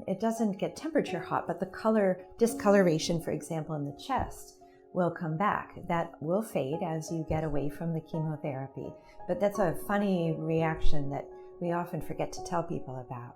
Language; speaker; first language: English; native; English